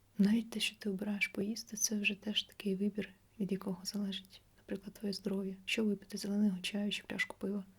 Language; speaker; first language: Ukrainian; non-native, local second language; Russian